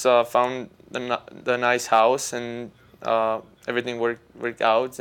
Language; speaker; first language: English; non-native, fluent; Czech